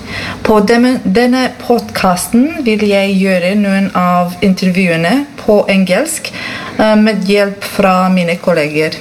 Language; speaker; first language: Norwegian; non-native, learner; Romanian